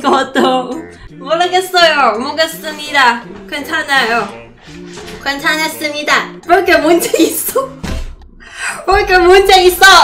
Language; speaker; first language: Korean; non-native, learner; Cantonese